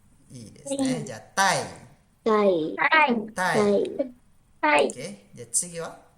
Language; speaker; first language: Japanese; non-native, fluent; Malay